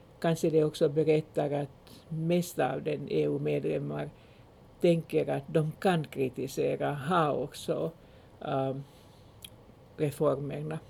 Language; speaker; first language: Swedish; non-native, local second language; Finnish